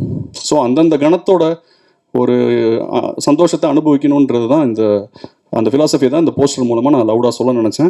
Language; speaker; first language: Tamil; native; Tamil